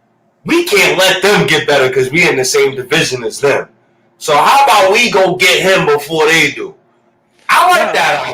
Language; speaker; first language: English; native; English